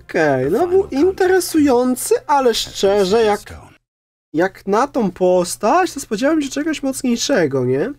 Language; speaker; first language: Polish; native; Polish